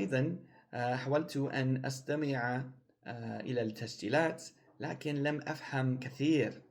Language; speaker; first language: Arabic; non-native, learner; English